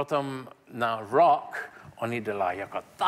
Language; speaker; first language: Czech; non-native, learner; English